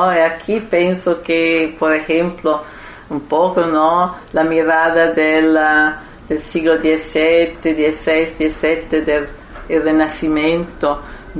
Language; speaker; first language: Spanish; non-native, fluent; Italian